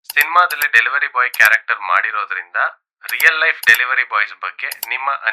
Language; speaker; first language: Kannada; native; Kannada